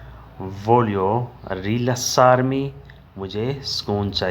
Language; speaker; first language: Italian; non-native, learner; Urdu